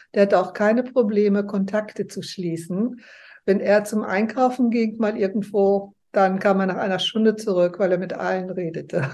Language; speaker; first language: German; native; German